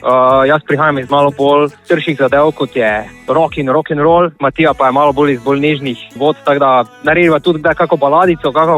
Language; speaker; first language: Slovenian; native; Slovenian